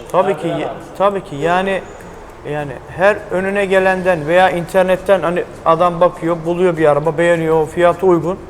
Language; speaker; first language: Turkish; native; Turkish